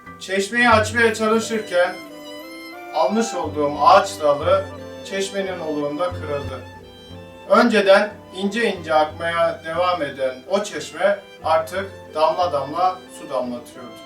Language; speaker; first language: Turkish; native; Turkish